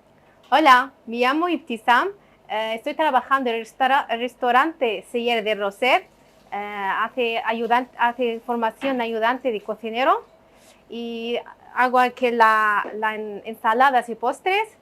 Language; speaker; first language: Spanish; non-native, learner; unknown